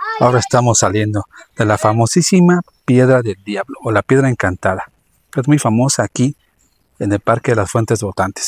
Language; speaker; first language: Spanish; native; Spanish